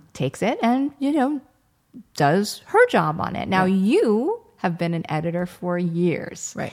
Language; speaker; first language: English; native; English